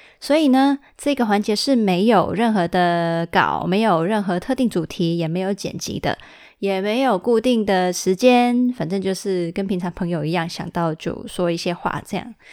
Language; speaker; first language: Chinese; early bilingual, heritage; Chinese